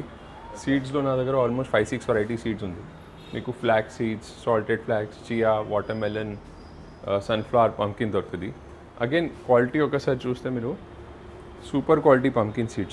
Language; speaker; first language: Telugu; non-native, local second language; Hindi